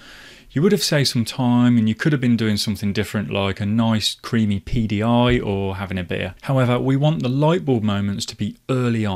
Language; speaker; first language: English; native; English